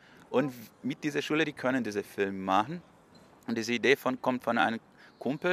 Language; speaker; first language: German; non-native, learner; Portuguese